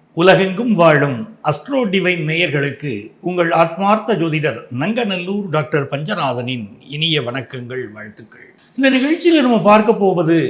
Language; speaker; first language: Tamil; native; Tamil